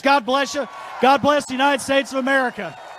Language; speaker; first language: English; native; English